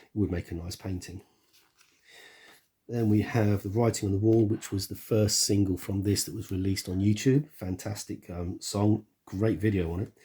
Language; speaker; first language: English; native; English